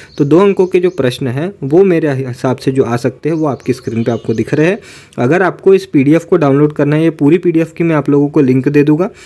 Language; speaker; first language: Hindi; native; Hindi